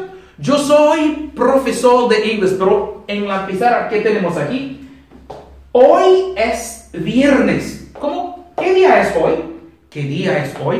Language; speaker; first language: Spanish; non-native, learner; Haitian Creole